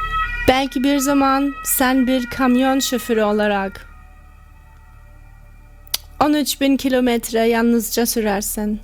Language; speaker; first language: Turkish; non-native, learner; German